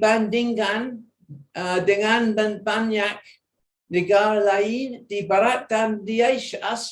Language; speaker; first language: Indonesian; non-native, fluent; English